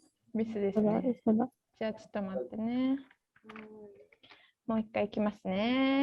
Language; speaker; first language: Japanese; native; Japanese